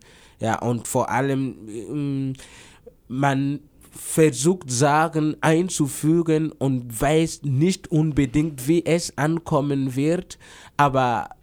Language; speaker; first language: German; non-native, fluent; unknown